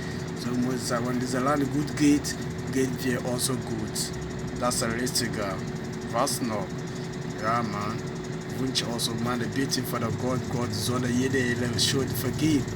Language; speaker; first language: German; non-native, learner; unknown